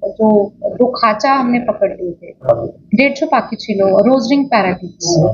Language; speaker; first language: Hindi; non-native, local second language; Bangla